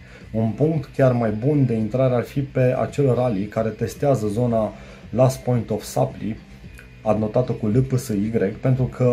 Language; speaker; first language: Romanian; native; Romanian